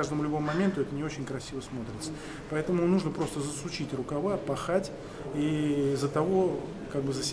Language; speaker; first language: Russian; native; Russian